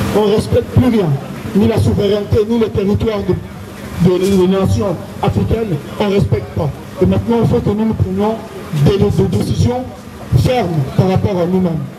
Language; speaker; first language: French; non-native, local second language; Lingala